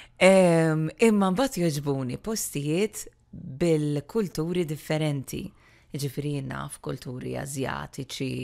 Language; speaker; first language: Maltese; native; Maltese